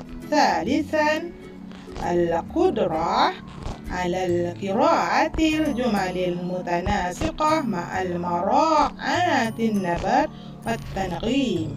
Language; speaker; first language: Arabic; non-native, fluent; Malay